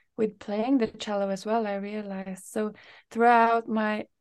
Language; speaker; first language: English; non-native, fluent; Norwegian